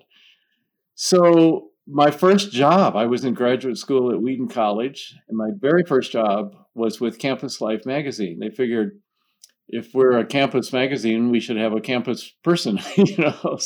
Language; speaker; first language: English; native; English